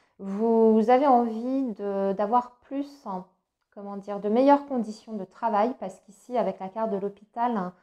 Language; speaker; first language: French; native; French